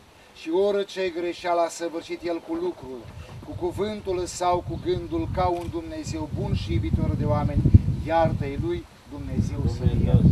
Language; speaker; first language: Romanian; native; Romanian